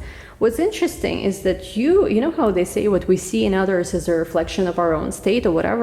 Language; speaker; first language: English; non-native, fluent; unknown